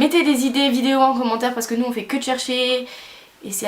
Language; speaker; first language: French; native; French